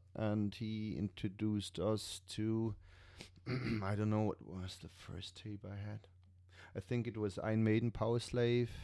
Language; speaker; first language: English; non-native, fluent; German